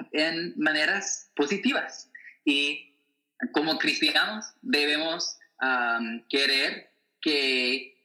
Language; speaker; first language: Spanish; non-native, fluent; English